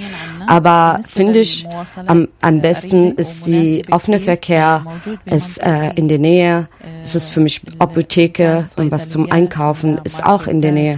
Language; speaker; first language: German; non-native, learner; Arabic